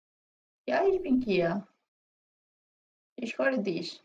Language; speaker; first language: German; non-native, learner; Spanish